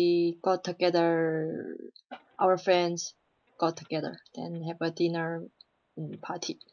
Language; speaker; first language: English; non-native, learner; Chinese